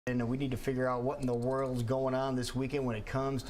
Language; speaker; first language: English; native; English